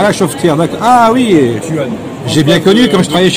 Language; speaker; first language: French; native; French